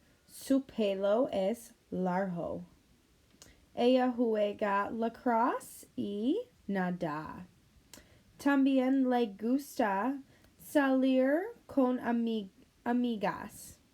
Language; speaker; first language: Spanish; non-native, learner; English